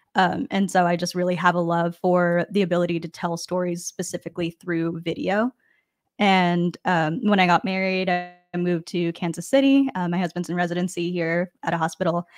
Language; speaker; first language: English; native; English